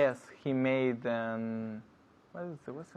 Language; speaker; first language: English; non-native, learner; Spanish